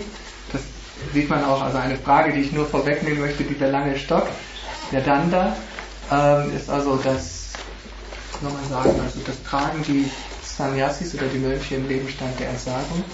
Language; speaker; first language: German; native; German